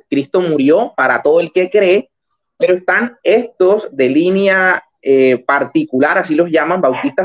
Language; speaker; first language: Spanish; native; Spanish